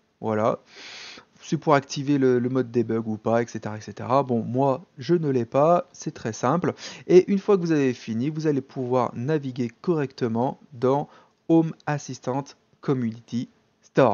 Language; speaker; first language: French; native; French